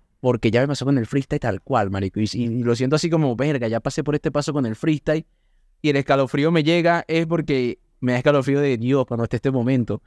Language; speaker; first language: Spanish; native; Spanish